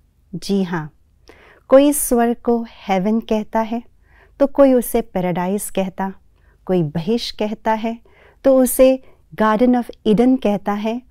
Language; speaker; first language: Hindi; native; Hindi